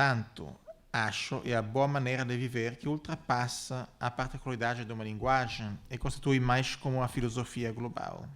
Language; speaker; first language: Portuguese; non-native, fluent; Italian